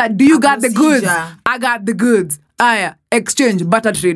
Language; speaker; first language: English; non-native, local second language; Swahili